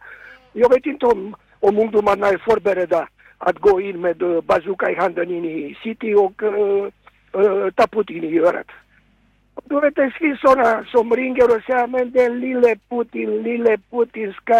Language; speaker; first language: Swedish; non-native, fluent; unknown